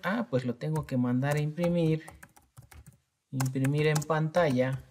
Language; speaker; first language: Spanish; native; Spanish